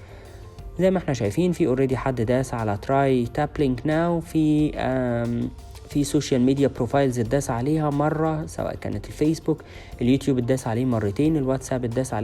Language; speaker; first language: Arabic; native; Arabic